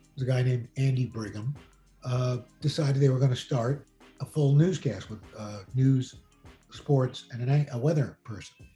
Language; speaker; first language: English; native; English